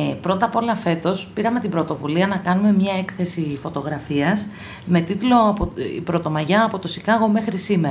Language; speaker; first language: Greek; native; Greek